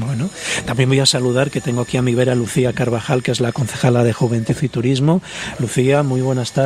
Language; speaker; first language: Spanish; native; Spanish